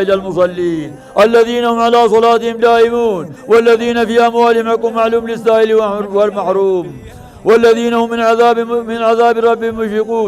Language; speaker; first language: Arabic; non-native, fluent; Oromo